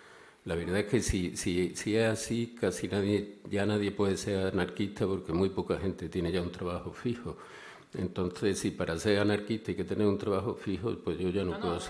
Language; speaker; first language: Spanish; native; Spanish